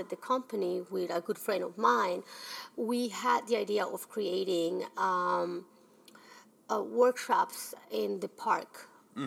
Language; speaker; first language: English; early bilingual, other home language; Spanish